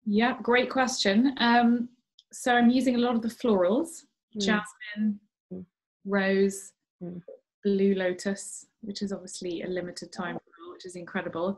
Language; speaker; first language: English; native; English